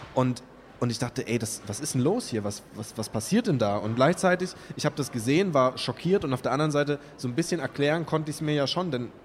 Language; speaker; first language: German; native; German